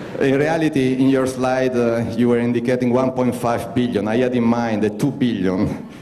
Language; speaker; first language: English; non-native, fluent; Italian